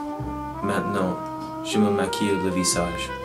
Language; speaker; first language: French; non-native, learner; English